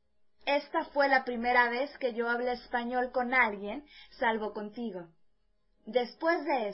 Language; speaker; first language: Spanish; non-native, learner; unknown